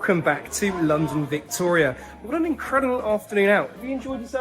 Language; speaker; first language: English; native; English